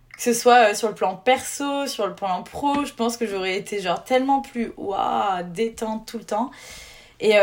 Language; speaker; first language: French; native; French